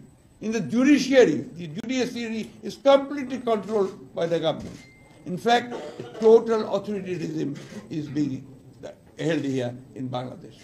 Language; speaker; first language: English; non-native, local second language; Bangla